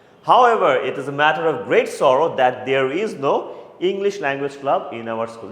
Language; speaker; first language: English; non-native, local second language; Bangla